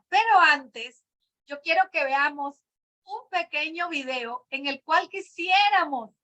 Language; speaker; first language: Spanish; native; Spanish